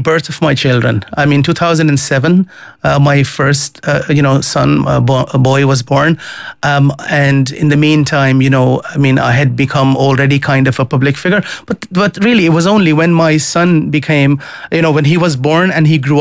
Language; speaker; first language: English; non-native, fluent; Dutch